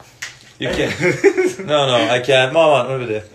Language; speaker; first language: English; non-native, learner; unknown